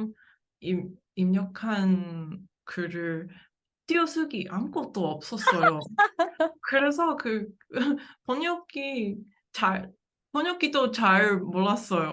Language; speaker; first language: Korean; non-native, learner; English